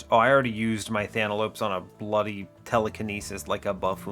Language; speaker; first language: English; native; English